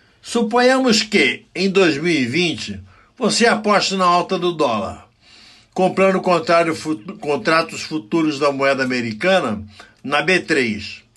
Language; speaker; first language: Portuguese; native; Portuguese